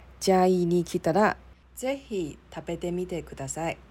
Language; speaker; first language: Japanese; non-native, learner; Chinese